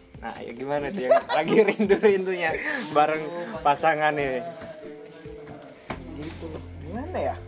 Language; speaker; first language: Indonesian; native; Indonesian